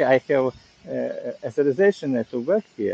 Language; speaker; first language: English; non-native, learner; Ukrainian